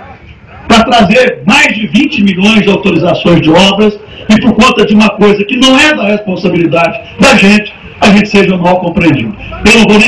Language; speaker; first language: Portuguese; native; Portuguese